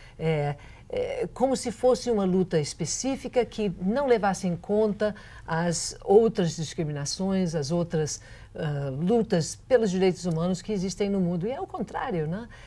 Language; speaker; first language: Portuguese; non-native, fluent; English